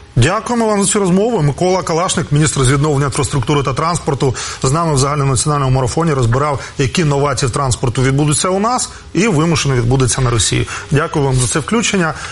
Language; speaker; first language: Ukrainian; native; Ukrainian